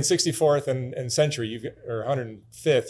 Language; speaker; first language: English; native; English